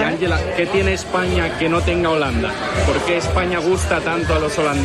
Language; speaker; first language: Spanish; native; Spanish